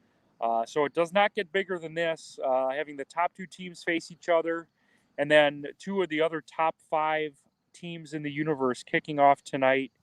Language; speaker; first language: English; native; English